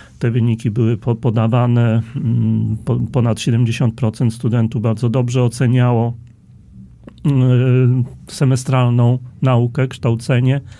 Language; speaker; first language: Polish; native; Polish